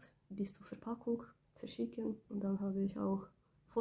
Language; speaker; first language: German; early bilingual, other home language; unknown